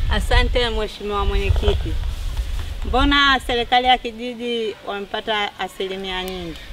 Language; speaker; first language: Swahili; native; Swahili